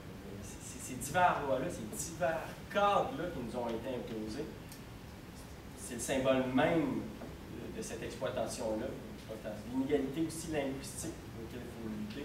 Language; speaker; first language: French; native; French